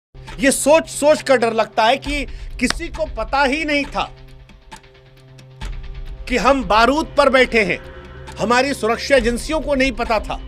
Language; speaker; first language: Hindi; native; Hindi